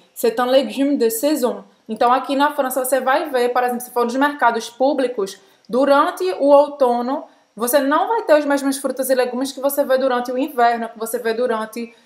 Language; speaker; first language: Portuguese; native; Portuguese